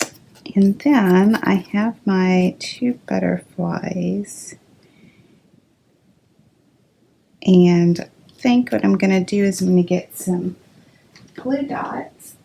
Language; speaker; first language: English; native; English